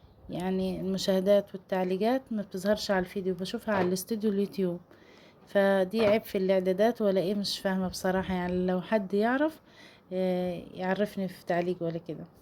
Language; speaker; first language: Arabic; native; Arabic